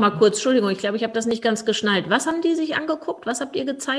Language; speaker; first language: German; native; German